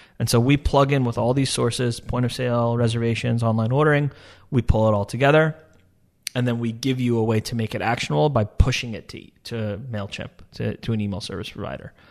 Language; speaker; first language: English; early bilingual, other home language; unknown